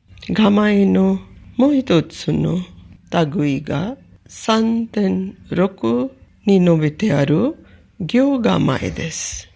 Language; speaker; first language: Japanese; non-native, fluent; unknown